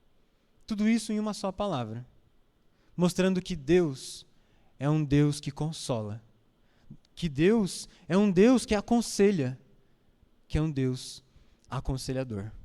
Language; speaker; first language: Portuguese; native; Portuguese